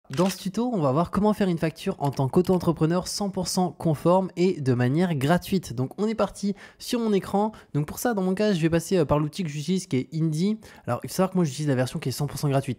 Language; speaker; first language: French; native; French